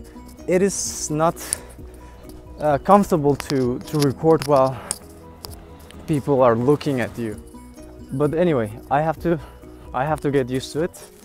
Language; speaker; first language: English; non-native, fluent; Spanish